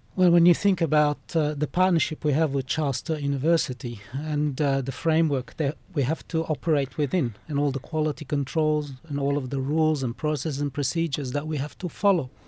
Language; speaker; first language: English; early bilingual, other home language; Arabic